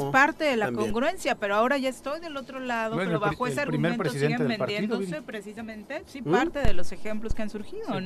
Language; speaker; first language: Spanish; native; Spanish